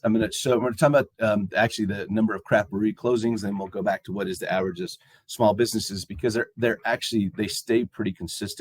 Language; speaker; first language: English; native; English